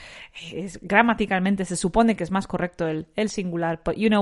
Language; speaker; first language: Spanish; native; Spanish